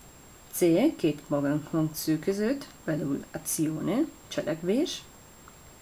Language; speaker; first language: Hungarian; non-native, learner; Italian